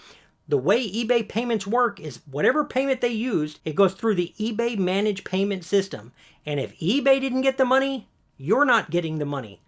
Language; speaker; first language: English; native; English